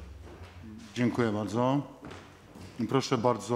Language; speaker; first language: Polish; native; Polish